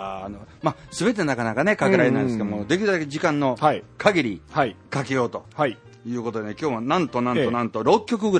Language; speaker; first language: Japanese; native; Japanese